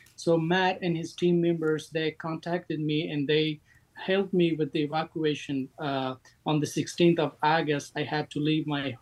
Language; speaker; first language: English; non-native, fluent; Persian